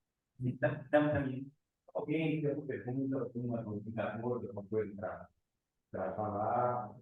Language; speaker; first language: Spanish; non-native, fluent; Portuguese